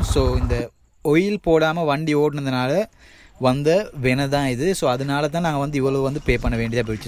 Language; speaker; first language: Tamil; native; Tamil